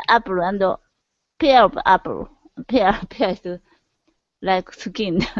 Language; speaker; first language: English; non-native, learner; Japanese